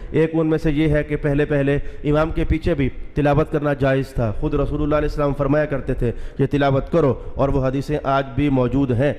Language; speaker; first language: Urdu; non-native, local second language; Punjabi